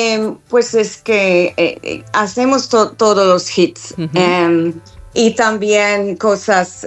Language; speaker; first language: Spanish; non-native, fluent; English